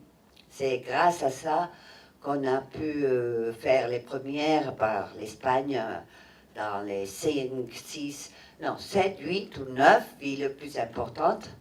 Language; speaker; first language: French; non-native, fluent; Catalan